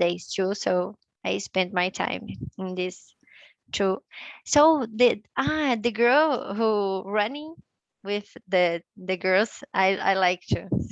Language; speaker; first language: English; non-native, learner; Portuguese